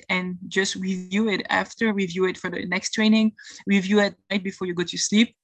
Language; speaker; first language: English; non-native, fluent; French